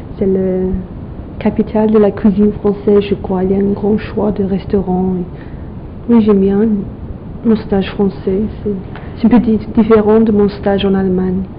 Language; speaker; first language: French; non-native, fluent; English